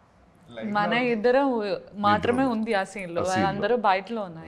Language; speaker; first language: Telugu; non-native, learner; Malayalam